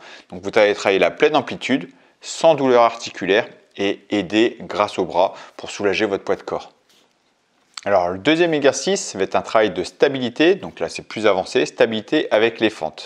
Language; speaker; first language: French; native; French